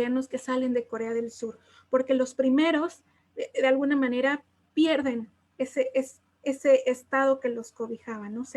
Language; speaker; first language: Spanish; native; Spanish